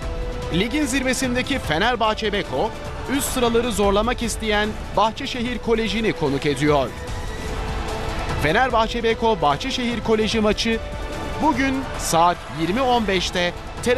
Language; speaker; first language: Turkish; native; Turkish